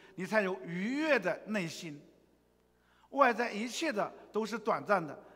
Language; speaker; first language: Chinese; native; Chinese